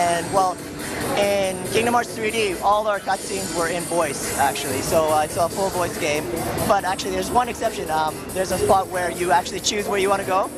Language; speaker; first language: English; non-native, fluent; Japanese